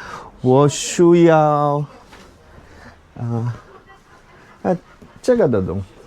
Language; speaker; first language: Chinese; non-native, learner; Bangla